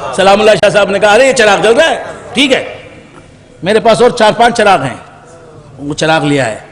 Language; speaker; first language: Urdu; native; Urdu